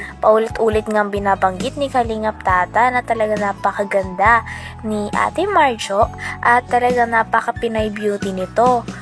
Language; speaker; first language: Filipino; native; Filipino